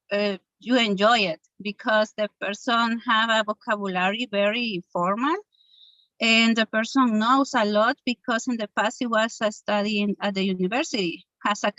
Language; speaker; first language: English; non-native, learner; Spanish